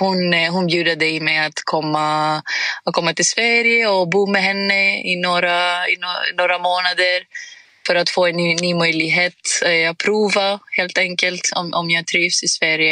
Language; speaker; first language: Swedish; non-native, fluent; Greek